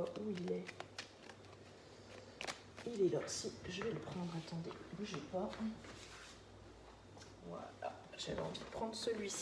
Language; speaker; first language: French; native; French